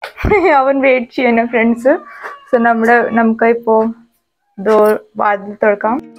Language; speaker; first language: Malayalam; non-native, local second language; Hindi